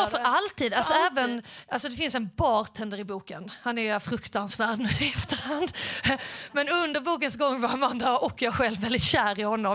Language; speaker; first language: Swedish; native; Swedish